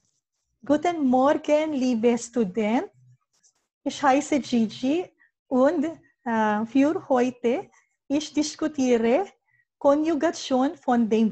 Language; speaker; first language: German; non-native, learner; Filipino